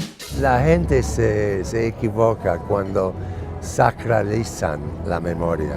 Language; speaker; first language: Spanish; non-native, fluent; English